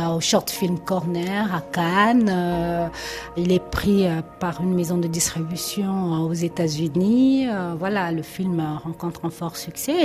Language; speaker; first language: French; non-native, local second language; Lingala